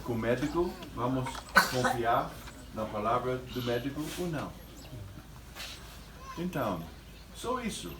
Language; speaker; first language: Portuguese; non-native, fluent; English